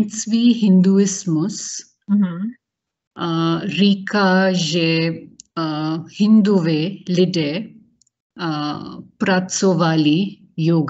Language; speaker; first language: Czech; non-native, learner; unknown